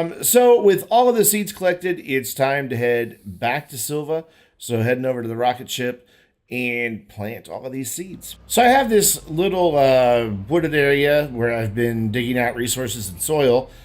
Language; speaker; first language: English; native; English